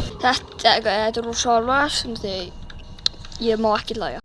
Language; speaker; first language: Icelandic; early bilingual, heritage; Icelandic